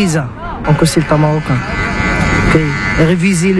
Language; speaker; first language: French; non-native, local second language; Arabic